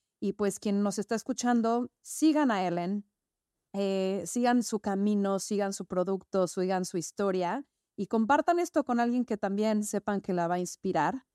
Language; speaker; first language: Spanish; native; Spanish